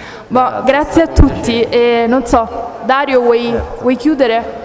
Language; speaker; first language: Italian; native; Italian